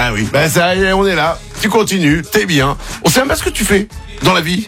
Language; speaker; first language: French; native; French